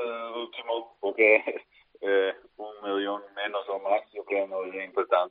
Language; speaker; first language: Spanish; non-native, fluent; Dutch